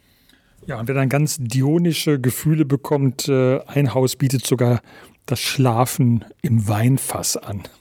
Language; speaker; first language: German; native; German